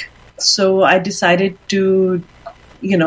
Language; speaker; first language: English; non-native, local second language; Urdu